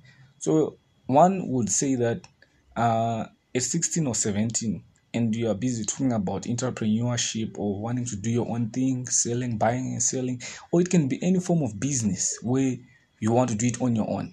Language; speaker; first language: English; non-native, local second language; Shona